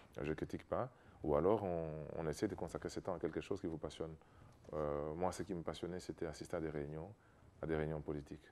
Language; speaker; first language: French; non-native, local second language; Lingala